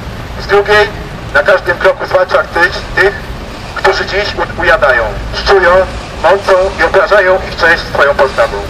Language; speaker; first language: Polish; native; Polish